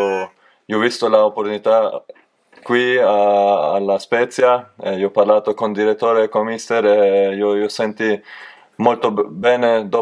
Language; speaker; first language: Italian; non-native, learner; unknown